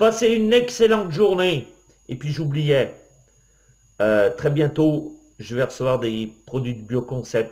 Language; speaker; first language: French; native; French